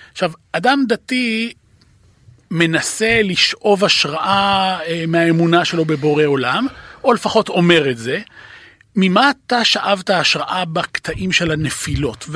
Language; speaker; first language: Hebrew; native; Hebrew